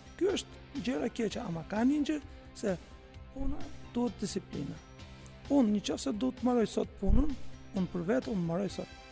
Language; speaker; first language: Albanian; non-native, fluent; Turkish